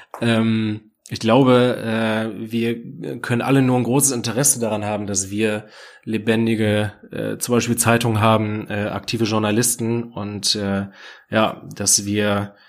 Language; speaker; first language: German; native; German